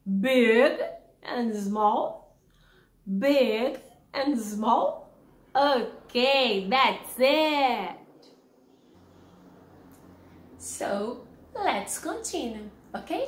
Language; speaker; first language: English; non-native, learner; Portuguese